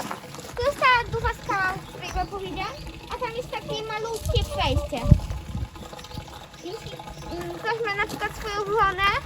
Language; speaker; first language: Polish; early bilingual, heritage; Polish